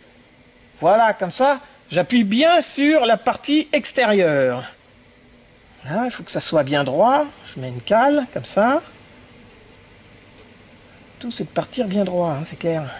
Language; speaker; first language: French; native; French